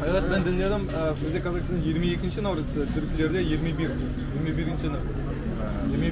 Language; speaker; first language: Turkish; non-native, learner; Kyrgyz